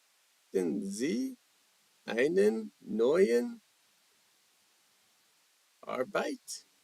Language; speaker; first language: German; non-native, learner; English